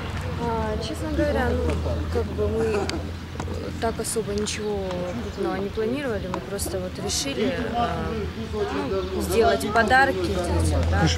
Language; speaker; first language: Russian; native; Russian